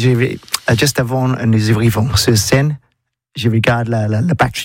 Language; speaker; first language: French; non-native, learner; English